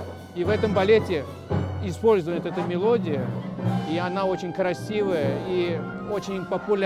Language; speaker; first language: Russian; non-native, learner; Chinese